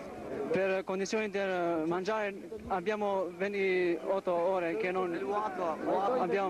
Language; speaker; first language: Italian; non-native, learner; Albanian